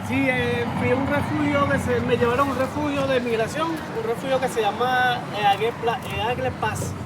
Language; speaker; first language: Spanish; native; Spanish